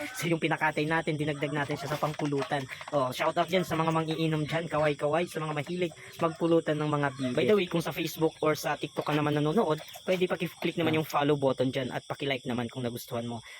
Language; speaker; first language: Filipino; non-native, local second language; Bikol